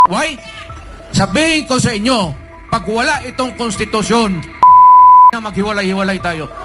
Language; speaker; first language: Filipino; non-native, local second language; Cebuano